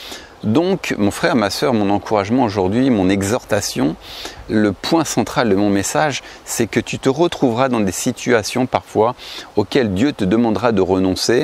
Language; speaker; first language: French; native; French